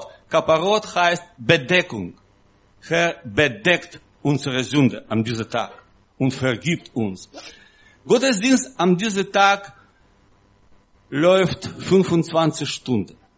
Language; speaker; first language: German; non-native, learner; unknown